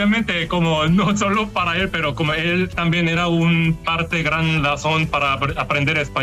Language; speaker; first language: Spanish; non-native, learner; Korean